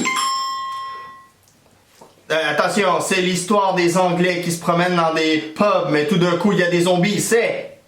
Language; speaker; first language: French; native; French